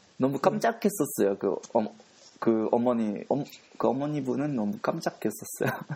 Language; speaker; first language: Korean; non-native, fluent; Japanese